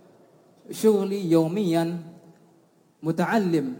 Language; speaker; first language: Arabic; non-native, learner; Indonesian